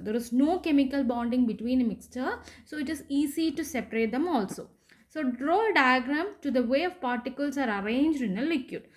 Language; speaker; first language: English; non-native, local second language; Malayalam